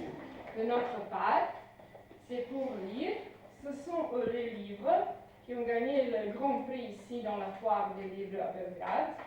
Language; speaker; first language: French; non-native, fluent; Serbian